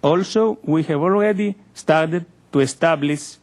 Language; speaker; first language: English; non-native, fluent; Greek